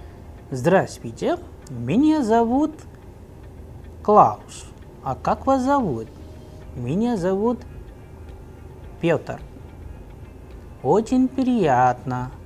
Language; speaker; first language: Russian; non-native, fluent; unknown